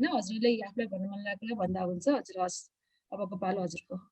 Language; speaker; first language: Nepali; native; Nepali